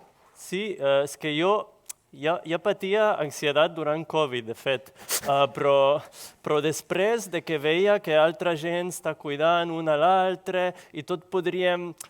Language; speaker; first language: Catalan; non-native, local second language; Spanish